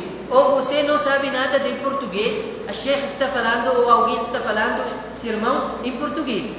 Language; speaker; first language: Portuguese; non-native, fluent; Arabic